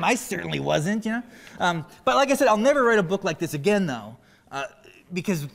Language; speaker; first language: English; native; English